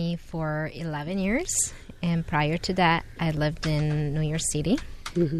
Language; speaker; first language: English; non-native, fluent; Italian